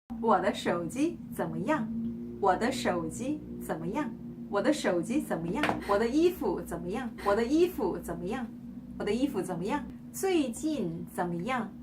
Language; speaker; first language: Chinese; non-native, learner; Korean